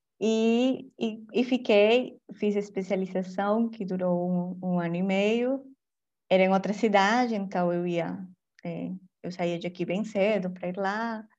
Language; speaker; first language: Portuguese; non-native, fluent; Spanish